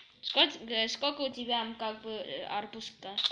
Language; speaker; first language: Russian; early bilingual, heritage; Russian